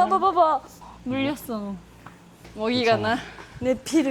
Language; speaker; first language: Korean; non-native, learner; Japanese